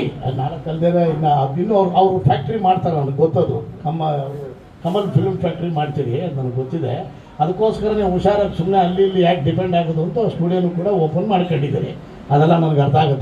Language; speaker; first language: Kannada; native; Kannada